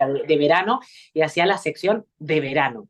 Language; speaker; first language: Spanish; native; Spanish